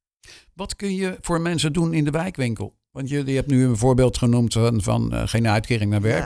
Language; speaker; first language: Dutch; native; Dutch